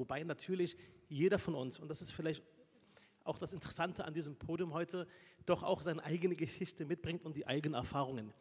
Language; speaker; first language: German; early bilingual, other home language; Arabic